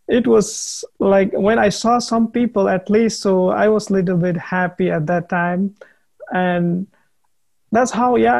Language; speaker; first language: English; non-native, learner; Nepali